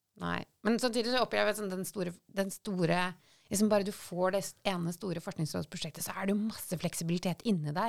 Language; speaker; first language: Norwegian; native; Norwegian